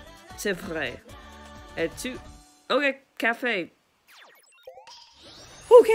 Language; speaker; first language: French; non-native, learner; English